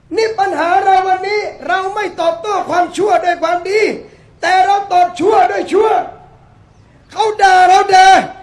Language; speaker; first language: Thai; native; Thai